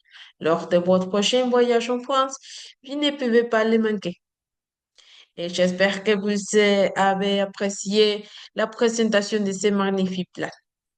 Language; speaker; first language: French; non-native, learner; Spanish